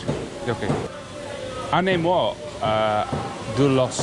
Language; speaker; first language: Korean; non-native, learner; English